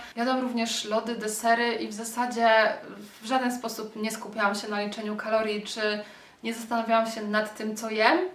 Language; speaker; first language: Polish; native; Polish